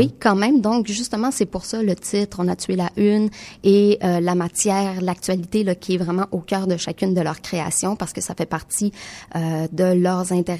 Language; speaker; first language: French; native; French